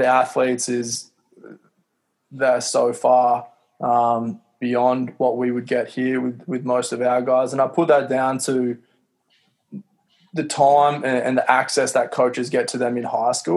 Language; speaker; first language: English; native; English